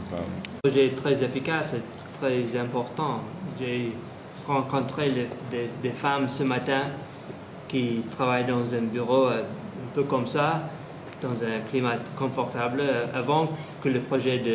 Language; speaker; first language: French; non-native, fluent; English